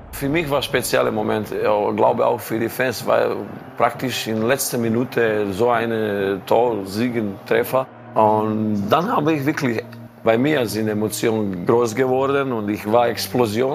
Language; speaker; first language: German; non-native, learner; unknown